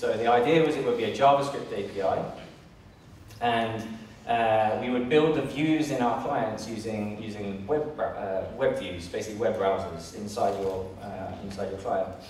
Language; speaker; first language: English; native; English